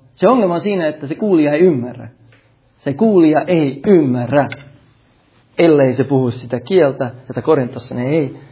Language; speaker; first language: Finnish; early bilingual, heritage; Finnish